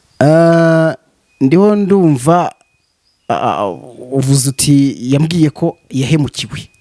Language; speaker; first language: Kinyarwanda; native; Kinyarwanda